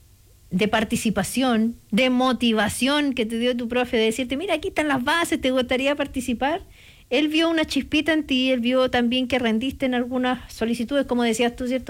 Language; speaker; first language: Spanish; native; Spanish